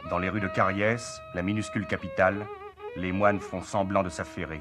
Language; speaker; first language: French; native; French